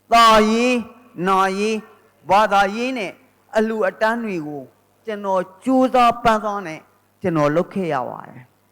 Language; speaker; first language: Burmese; native; Burmese